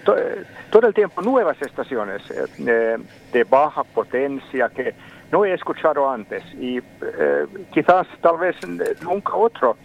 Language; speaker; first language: Spanish; non-native, fluent; Finnish